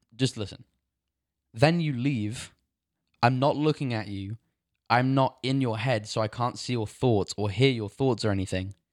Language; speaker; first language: English; native; English